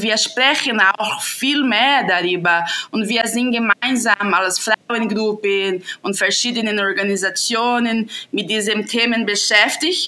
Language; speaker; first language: German; non-native, fluent; Portuguese